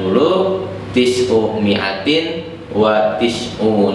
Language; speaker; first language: Arabic; non-native, fluent; Indonesian